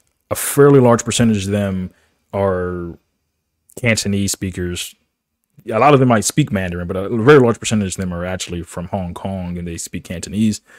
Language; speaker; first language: English; native; English